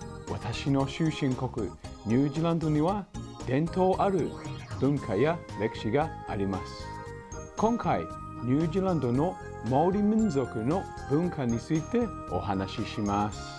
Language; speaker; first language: Japanese; non-native, fluent; English